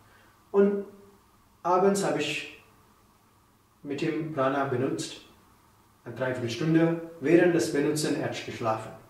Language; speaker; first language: German; non-native, learner; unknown